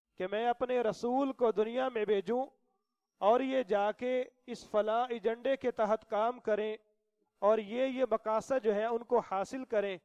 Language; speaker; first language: Urdu; non-native, local second language; Punjabi